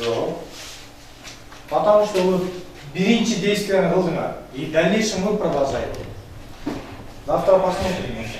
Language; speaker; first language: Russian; non-native, local second language; Kyrgyz